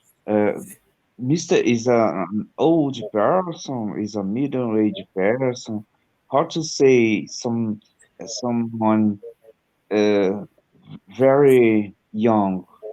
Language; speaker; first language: English; non-native, learner; Portuguese